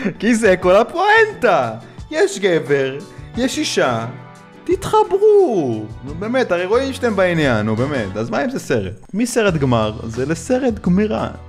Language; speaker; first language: Hebrew; native; Hebrew